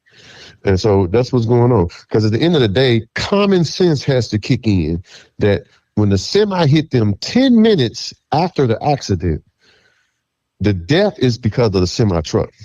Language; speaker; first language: English; native; English